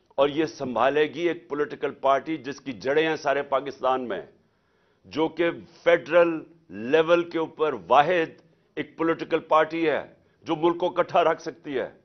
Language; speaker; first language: Urdu; native; Urdu